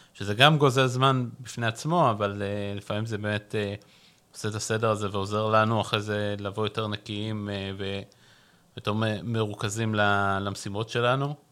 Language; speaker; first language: Hebrew; native; Hebrew